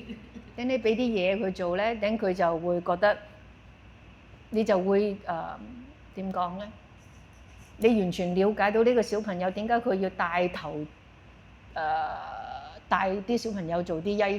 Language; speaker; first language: Cantonese; native; Cantonese